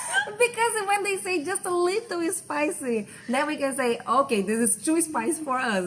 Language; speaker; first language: English; non-native, fluent; Portuguese